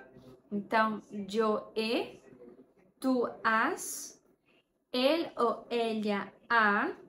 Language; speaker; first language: Spanish; non-native, fluent; Portuguese